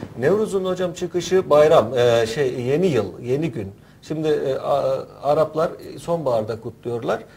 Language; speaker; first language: Turkish; native; Turkish